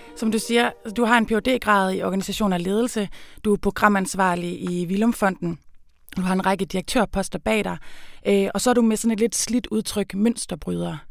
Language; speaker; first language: Danish; native; Danish